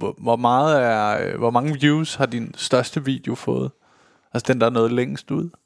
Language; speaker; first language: Danish; early bilingual, other home language; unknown